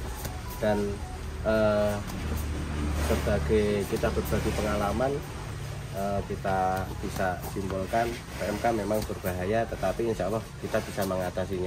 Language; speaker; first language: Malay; non-native, local second language; Javanese